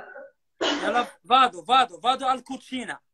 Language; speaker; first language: Italian; non-native, learner; Arabic